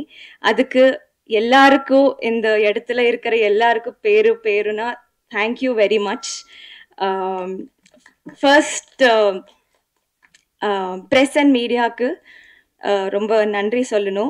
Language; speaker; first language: Tamil; non-native, learner; Telugu